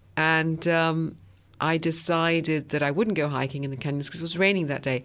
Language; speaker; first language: English; early bilingual, other home language; French